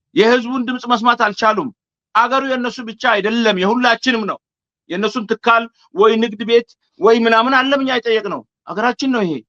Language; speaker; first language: Amharic; non-native, local second language; Afar